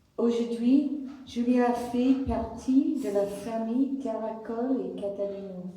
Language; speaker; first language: French; non-native, learner; English